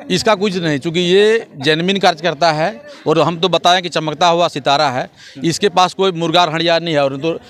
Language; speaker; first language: Hindi; native; Hindi